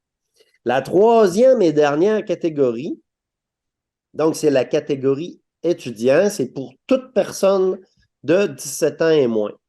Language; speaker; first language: French; native; French